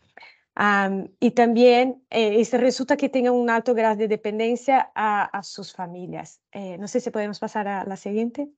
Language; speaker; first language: Spanish; non-native, fluent; Portuguese